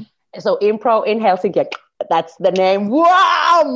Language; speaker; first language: English; non-native, fluent; Finnish